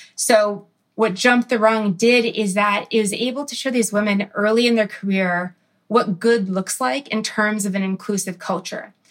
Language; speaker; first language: English; early bilingual, other home language; Arabic